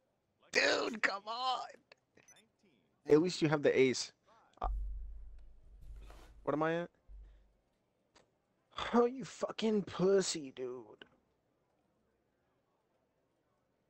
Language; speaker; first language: English; native; English